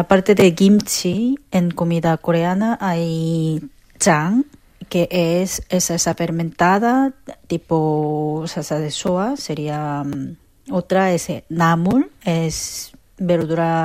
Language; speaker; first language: Spanish; non-native, fluent; Korean